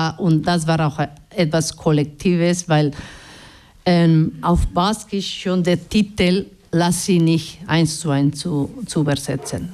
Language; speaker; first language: German; non-native, learner; Basque